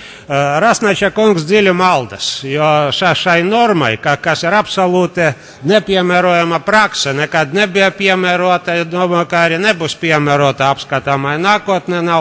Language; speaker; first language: Latvian; non-native, local second language; Russian